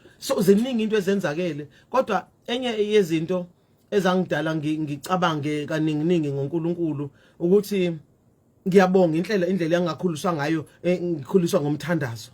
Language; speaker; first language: Zulu; native; Zulu